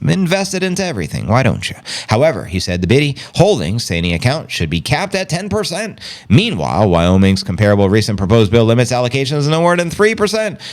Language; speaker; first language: English; native; English